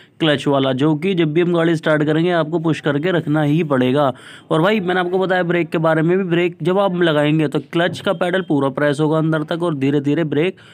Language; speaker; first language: Hindi; native; Hindi